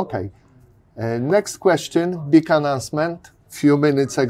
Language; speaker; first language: English; non-native, learner; Polish